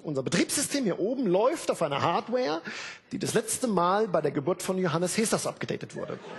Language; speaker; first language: German; native; German